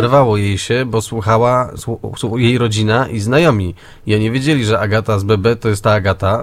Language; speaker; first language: Polish; native; Polish